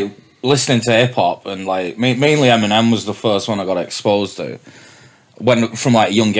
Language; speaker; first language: English; native; English